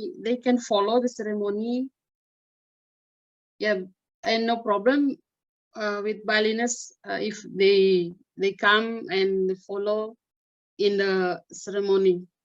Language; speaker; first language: English; non-native, learner; Indonesian